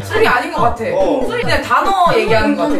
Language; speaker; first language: Korean; native; Korean